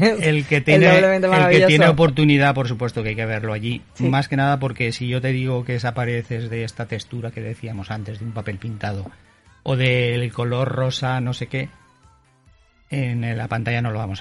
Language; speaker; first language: Spanish; native; Spanish